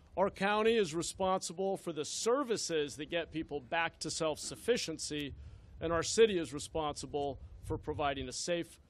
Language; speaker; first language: English; native; English